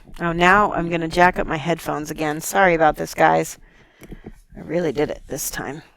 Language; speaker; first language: English; native; English